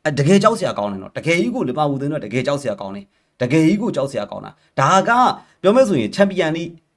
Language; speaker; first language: Burmese; native; Burmese